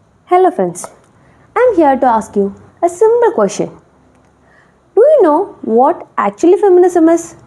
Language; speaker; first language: English; non-native, local second language; Malayalam